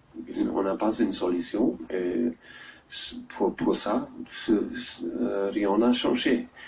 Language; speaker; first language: French; non-native, learner; German